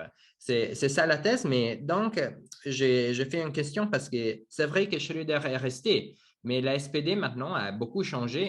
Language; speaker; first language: French; non-native, learner; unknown